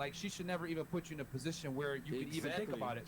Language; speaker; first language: English; native; English